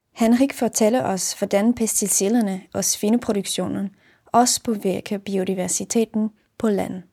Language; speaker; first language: Danish; non-native, fluent; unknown